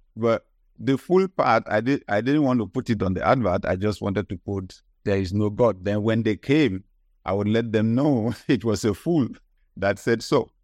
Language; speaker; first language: English; non-native, local second language; Yoruba